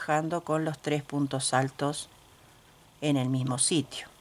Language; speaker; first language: Spanish; native; Spanish